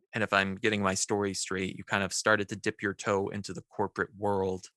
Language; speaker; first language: English; native; English